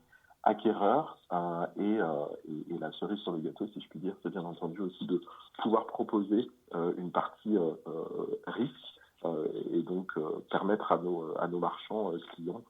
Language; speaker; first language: French; native; French